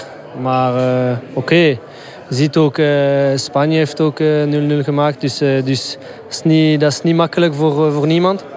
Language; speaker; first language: Dutch; non-native, local second language; French